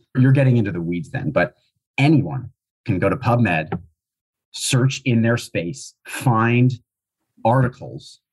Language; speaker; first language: English; native; English